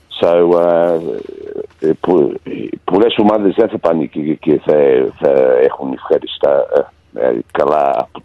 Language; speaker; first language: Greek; early bilingual, heritage; Greek